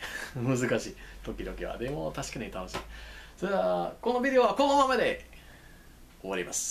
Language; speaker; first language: Japanese; non-native, learner; English